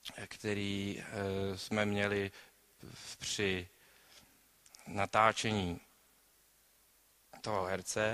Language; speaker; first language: Czech; native; Czech